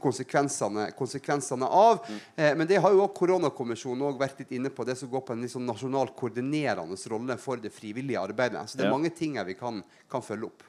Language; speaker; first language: Norwegian; native; Norwegian